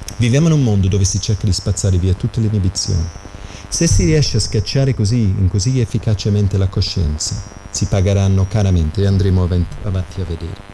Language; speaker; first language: Italian; non-native, fluent; English